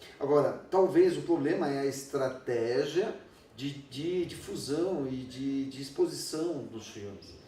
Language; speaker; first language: Portuguese; non-native, fluent; Spanish